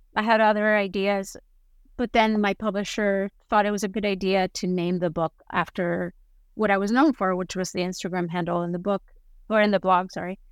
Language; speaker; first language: English; non-native, fluent; Spanish